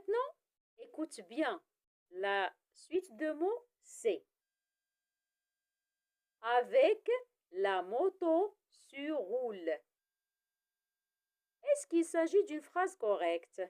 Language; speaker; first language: French; non-native, local second language; Arabic